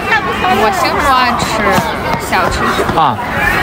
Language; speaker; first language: Chinese; non-native, learner; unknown